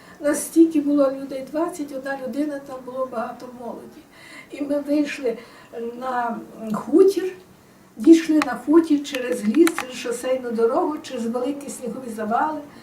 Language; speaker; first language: Ukrainian; native; Ukrainian